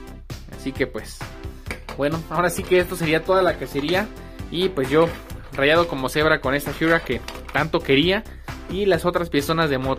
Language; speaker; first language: Spanish; native; Spanish